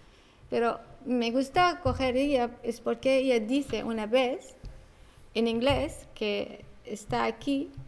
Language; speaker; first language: Spanish; non-native, learner; Arabic